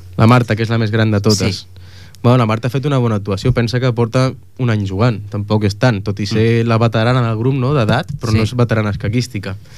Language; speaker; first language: Catalan; native; Catalan